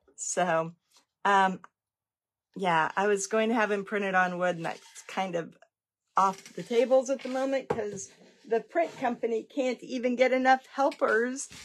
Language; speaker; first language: English; native; English